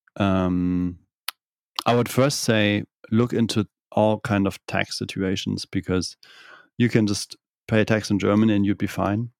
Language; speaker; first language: English; non-native, fluent; German